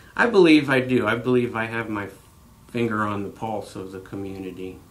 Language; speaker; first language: English; native; English